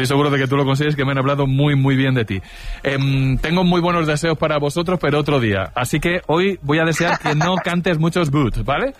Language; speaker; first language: Spanish; native; Spanish